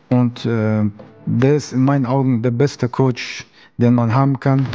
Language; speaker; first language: German; early bilingual, other home language; Russian